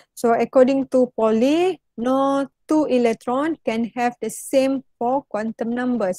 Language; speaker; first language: English; non-native, local second language; Malay